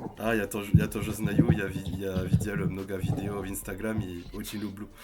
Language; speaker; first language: Russian; non-native, learner; French